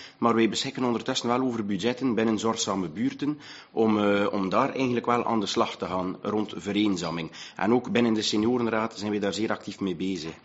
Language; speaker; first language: Dutch; native; Dutch